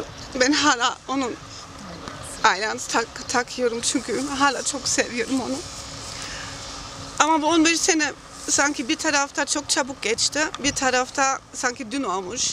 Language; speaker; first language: Turkish; non-native, fluent; German